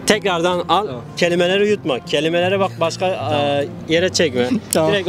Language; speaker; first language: Turkish; native; Turkish